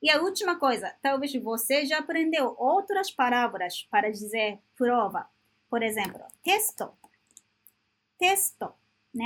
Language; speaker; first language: Portuguese; non-native, fluent; Japanese